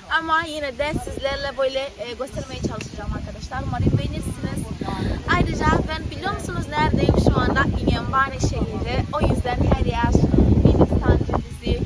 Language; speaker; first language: Turkish; early bilingual, heritage; Turkish